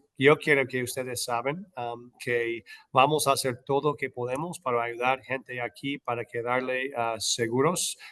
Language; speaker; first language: Spanish; non-native, learner; English